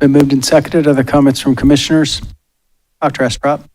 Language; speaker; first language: English; native; English